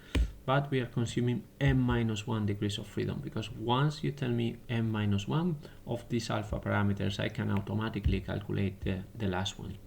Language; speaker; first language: English; non-native, fluent; Spanish